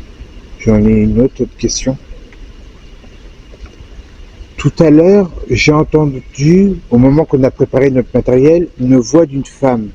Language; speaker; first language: French; native; French